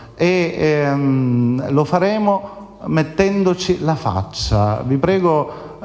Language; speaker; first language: Italian; native; Italian